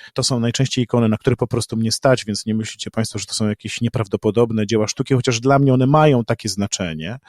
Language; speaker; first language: Polish; native; Polish